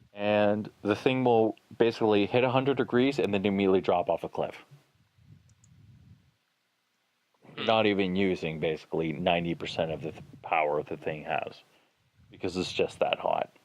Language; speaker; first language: English; native; English